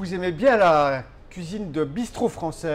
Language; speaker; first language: French; native; French